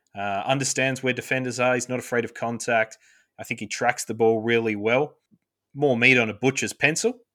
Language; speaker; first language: English; native; English